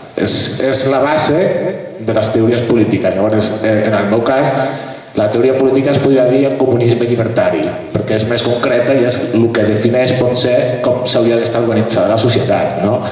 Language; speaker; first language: Catalan; non-native, local second language; Spanish